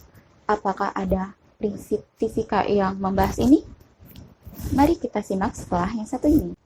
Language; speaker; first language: Indonesian; native; Indonesian